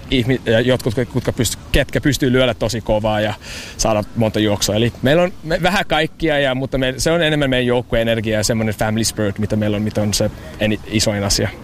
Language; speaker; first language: Finnish; non-native, learner; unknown